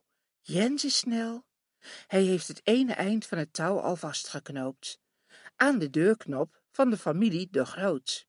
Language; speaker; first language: Dutch; native; Dutch